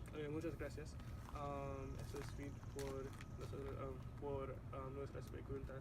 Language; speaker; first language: Spanish; non-native, learner; English